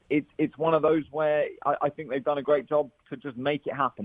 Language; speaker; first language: English; native; English